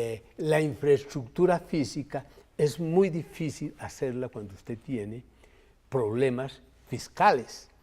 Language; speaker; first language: Spanish; native; Spanish